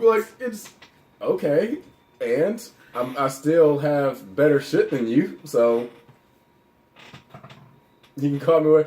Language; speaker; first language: English; native; English